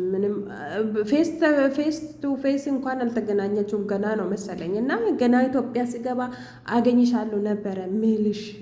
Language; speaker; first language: Amharic; native; Amharic